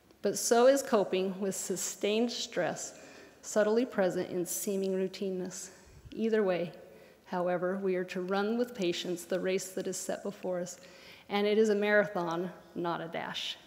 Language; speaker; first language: English; native; English